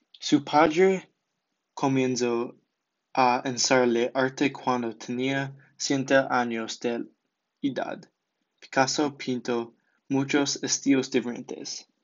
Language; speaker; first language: Spanish; non-native, learner; English